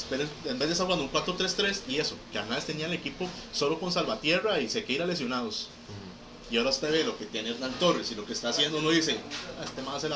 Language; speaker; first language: Spanish; native; Spanish